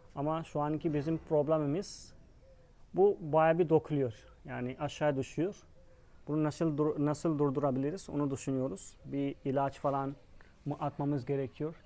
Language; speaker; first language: Turkish; non-native, fluent; Hindi